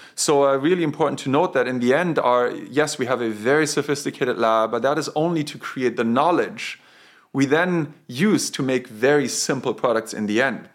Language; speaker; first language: English; non-native, fluent; German